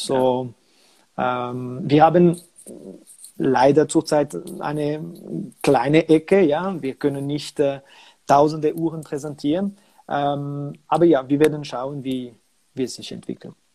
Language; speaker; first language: German; non-native, local second language; French